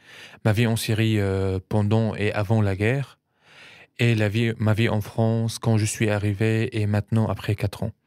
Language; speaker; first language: French; non-native, learner; Arabic